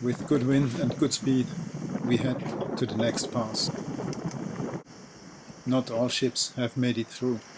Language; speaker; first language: English; non-native, fluent; German